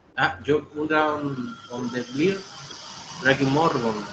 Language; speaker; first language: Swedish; non-native, learner; Spanish